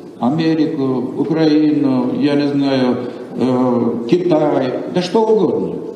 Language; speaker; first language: Russian; non-native, local second language; Armenian